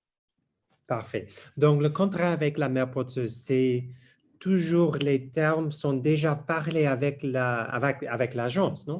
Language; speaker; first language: French; non-native, learner; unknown